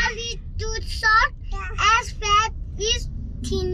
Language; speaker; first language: English; non-native, learner; Nepali